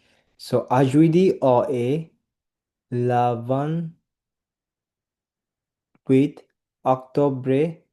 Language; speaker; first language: French; non-native, learner; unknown